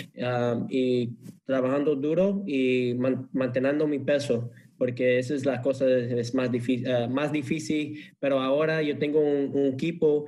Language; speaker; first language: Spanish; early bilingual, heritage; English